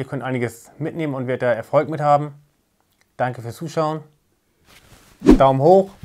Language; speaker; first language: German; native; German